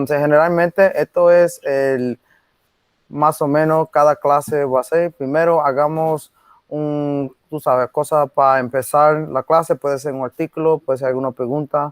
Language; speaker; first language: Spanish; non-native, learner; English